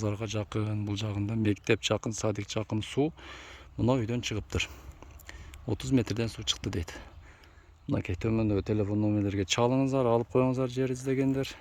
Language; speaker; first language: Kyrgyz; non-native, local second language; Uzbek